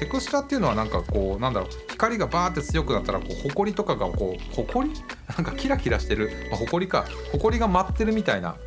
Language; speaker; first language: Japanese; native; Japanese